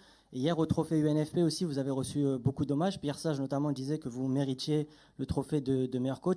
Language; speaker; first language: French; native; French